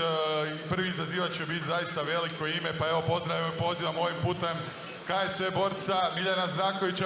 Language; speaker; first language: Croatian; native; Croatian